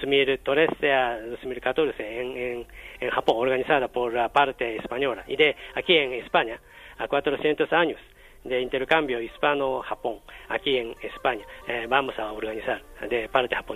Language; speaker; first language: Spanish; non-native, learner; Japanese